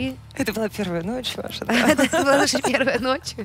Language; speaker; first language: Russian; native; Russian